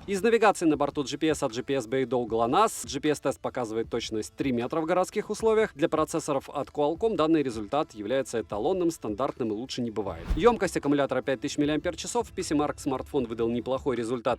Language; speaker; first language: Russian; native; Russian